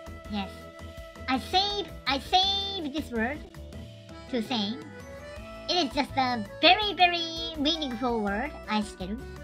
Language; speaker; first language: English; non-native, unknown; Japanese